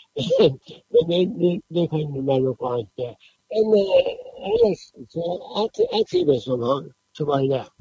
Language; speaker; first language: Norwegian; native; Norwegian